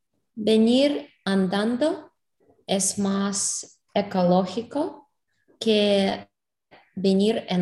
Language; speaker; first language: Spanish; non-native, learner; English